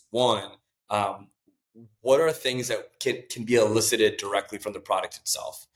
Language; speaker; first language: English; native; English